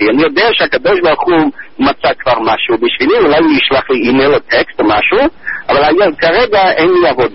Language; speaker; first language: Hebrew; non-native, fluent; English